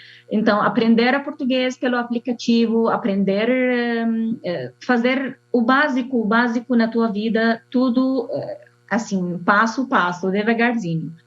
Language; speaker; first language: Portuguese; non-native, fluent; Arabic